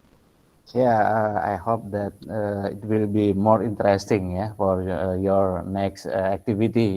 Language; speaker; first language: English; non-native, local second language; Indonesian